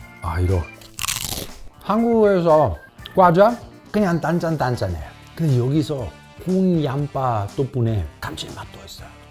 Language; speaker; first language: Korean; non-native, fluent; Italian